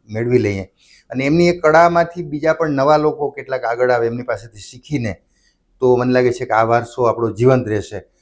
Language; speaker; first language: Gujarati; native; Gujarati